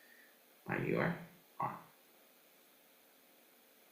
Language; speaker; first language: English; non-native, fluent; Indonesian